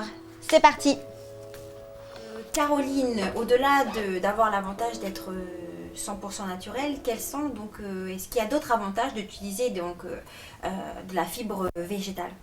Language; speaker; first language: French; native; French